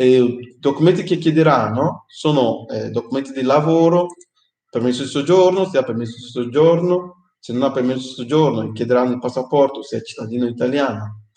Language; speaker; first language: Italian; non-native, fluent; English